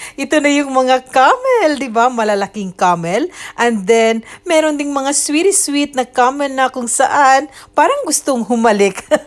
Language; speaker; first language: Filipino; native; Filipino